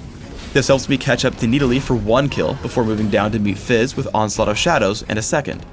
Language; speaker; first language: English; native; English